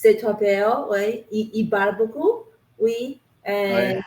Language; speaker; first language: French; non-native, learner; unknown